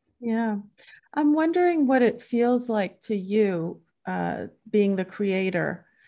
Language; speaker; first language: English; native; English